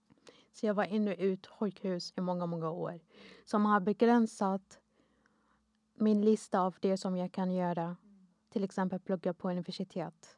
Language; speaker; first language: Swedish; non-native, fluent; Arabic